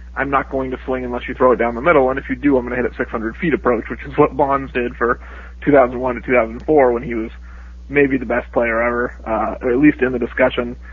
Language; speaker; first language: English; native; English